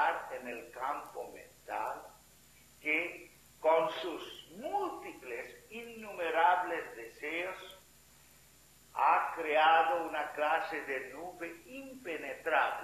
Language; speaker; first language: Spanish; non-native, fluent; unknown